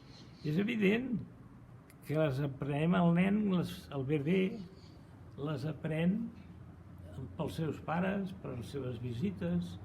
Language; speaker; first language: Catalan; non-native, fluent; Portuguese